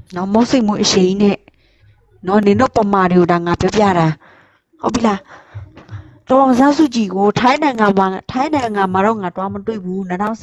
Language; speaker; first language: Burmese; non-native, local second language; Shan